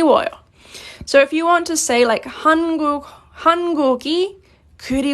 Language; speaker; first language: Korean; non-native, fluent; English